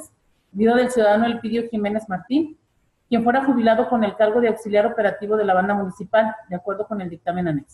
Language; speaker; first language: Spanish; native; Spanish